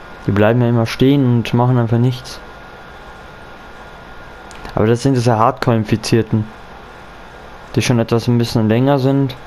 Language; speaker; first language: German; native; German